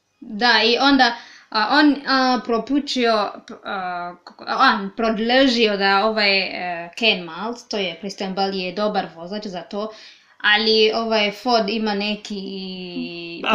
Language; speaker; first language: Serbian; non-native, learner; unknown